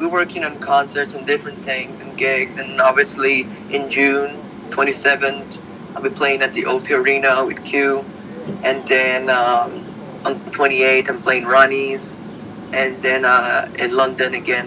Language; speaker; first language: English; early bilingual, other home language; Slovak